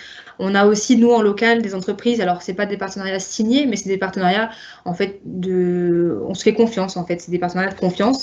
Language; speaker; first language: French; native; French